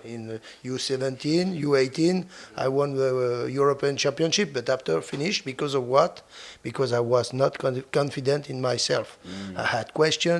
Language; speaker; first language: English; non-native, fluent; French